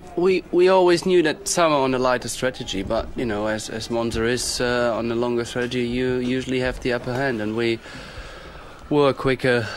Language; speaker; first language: English; non-native, fluent; German